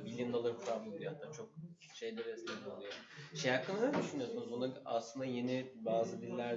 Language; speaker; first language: Turkish; native; Turkish